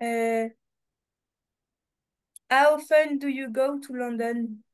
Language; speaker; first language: English; non-native, learner; French